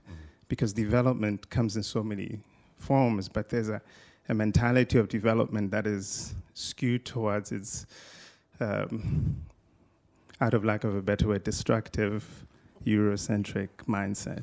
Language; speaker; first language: English; non-native, local second language; Tswana